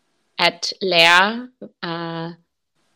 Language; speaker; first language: Danish; non-native, learner; English